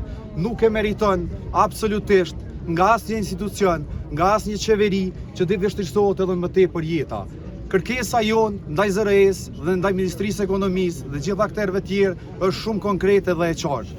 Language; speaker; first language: Albanian; native; Albanian